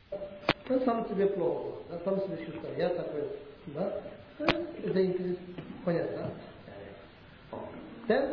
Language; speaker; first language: Russian; non-native, learner; Tibetan